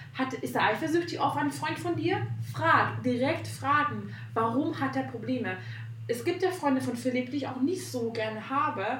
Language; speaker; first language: German; non-native, fluent; Hungarian